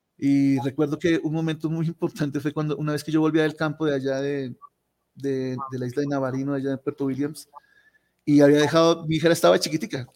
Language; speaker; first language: Spanish; native; Spanish